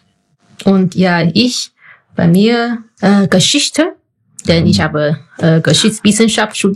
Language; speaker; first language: German; non-native, fluent; Chinese